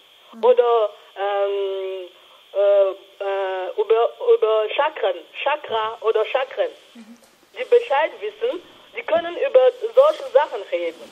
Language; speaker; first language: German; non-native, fluent; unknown